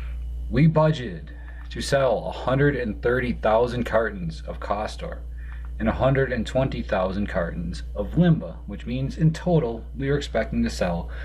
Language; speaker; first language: English; native; English